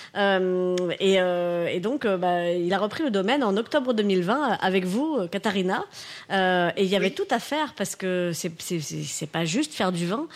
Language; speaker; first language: French; native; French